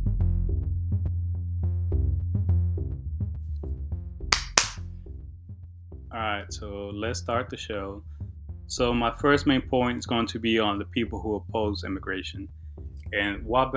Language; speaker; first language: English; early bilingual, other home language; Spanish